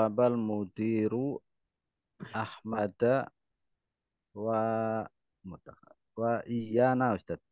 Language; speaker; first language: Arabic; non-native, learner; Indonesian